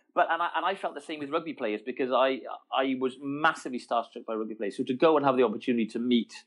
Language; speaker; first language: English; native; English